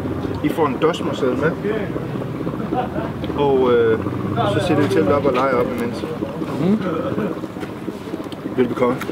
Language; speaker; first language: Danish; native; Danish